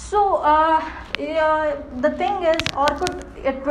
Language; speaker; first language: English; non-native, local second language; Hindi